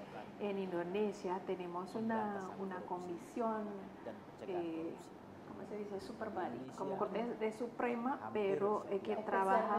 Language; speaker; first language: Spanish; non-native, fluent; Indonesian